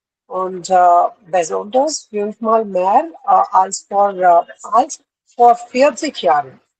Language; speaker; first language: German; non-native, learner; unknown